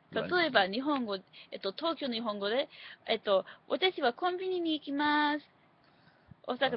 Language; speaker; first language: Japanese; non-native, learner; English